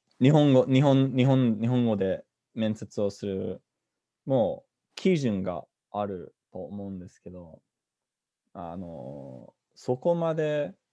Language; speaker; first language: Japanese; non-native, fluent; English